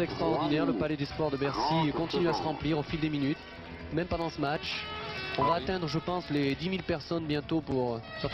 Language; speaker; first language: French; native; French